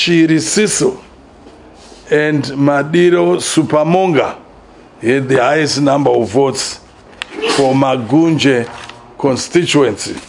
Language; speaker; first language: English; non-native, local second language; Shona